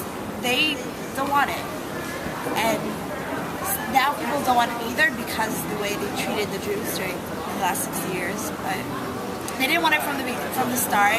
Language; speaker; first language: English; non-native, fluent; Hebrew